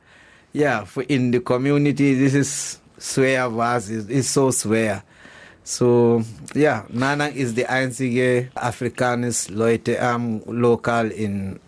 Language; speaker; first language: German; non-native, learner; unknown